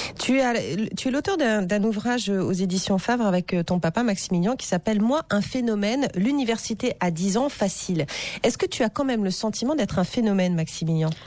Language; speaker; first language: French; native; French